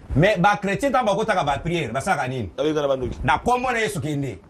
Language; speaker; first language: French; non-native, local second language; Luba-Lulua